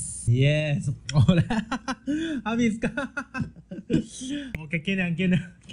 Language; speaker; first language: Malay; non-native, learner; Japanese